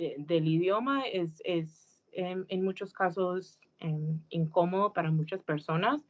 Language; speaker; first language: Spanish; early bilingual, heritage; English